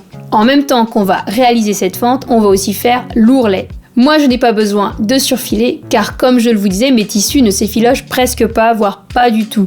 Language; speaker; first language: French; native; French